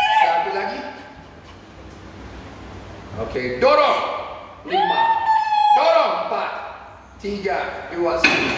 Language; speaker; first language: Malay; non-native, fluent; English